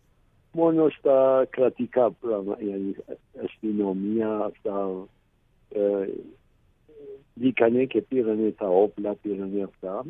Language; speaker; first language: Greek; early bilingual, heritage; Greek